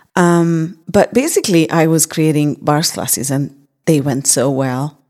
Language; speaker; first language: English; non-native, fluent; Hungarian